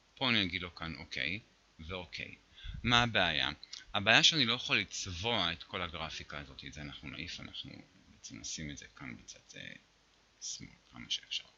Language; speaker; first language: Hebrew; native; Hebrew